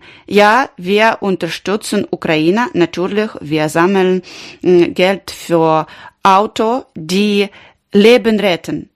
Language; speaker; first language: German; non-native, learner; Ukrainian